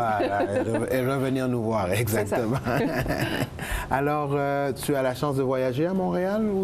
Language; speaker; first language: French; native; French